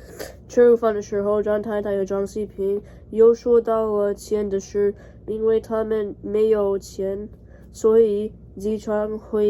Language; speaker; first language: Chinese; non-native, learner; English